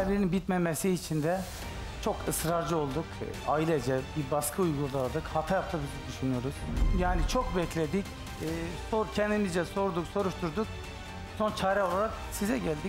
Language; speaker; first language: Turkish; native; Turkish